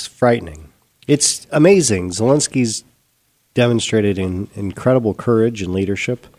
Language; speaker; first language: English; native; English